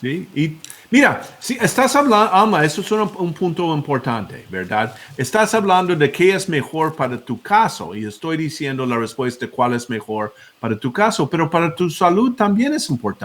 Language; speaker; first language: Spanish; non-native, fluent; English